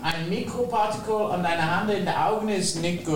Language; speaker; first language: German; non-native, fluent; English